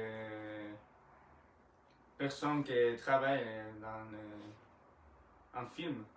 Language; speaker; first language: French; non-native, learner; Spanish